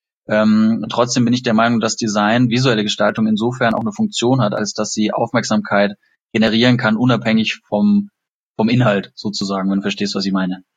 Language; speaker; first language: German; native; German